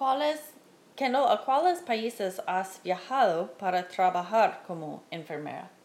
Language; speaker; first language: Spanish; non-native, fluent; English